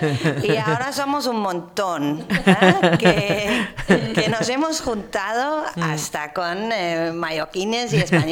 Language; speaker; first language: Spanish; non-native, fluent; English